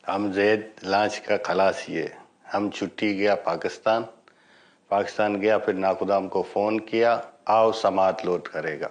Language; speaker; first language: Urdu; non-native, learner; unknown